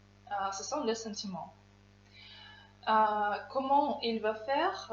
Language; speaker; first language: French; non-native, fluent; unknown